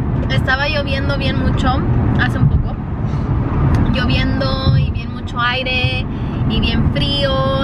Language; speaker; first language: Spanish; early bilingual, heritage; Spanish